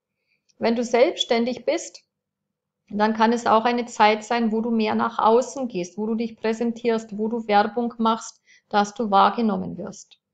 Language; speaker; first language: German; native; German